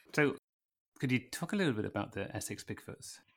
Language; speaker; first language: English; native; English